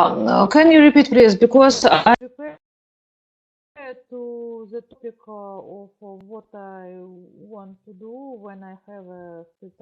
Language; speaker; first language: English; non-native, learner; Russian